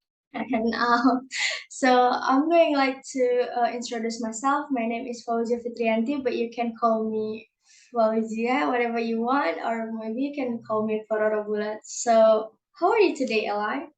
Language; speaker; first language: English; non-native, learner; Indonesian